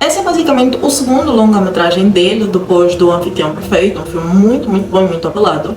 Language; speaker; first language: Portuguese; native; Portuguese